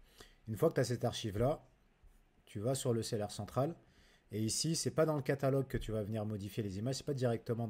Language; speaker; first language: French; native; French